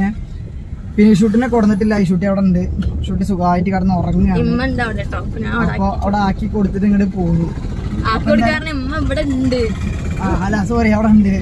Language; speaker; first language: Malayalam; native; Malayalam